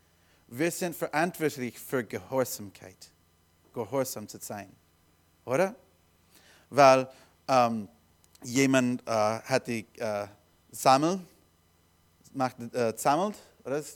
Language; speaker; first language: German; non-native, learner; English